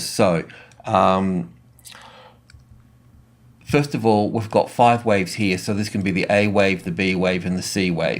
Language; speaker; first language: English; native; English